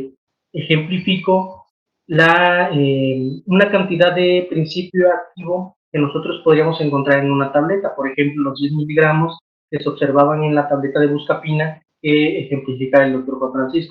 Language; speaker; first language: Spanish; native; Spanish